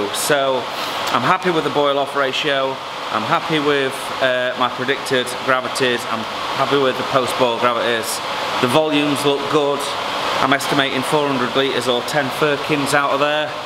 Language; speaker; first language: English; native; English